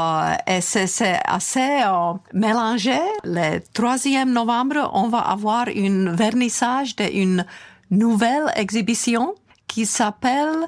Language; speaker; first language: French; non-native, fluent; Czech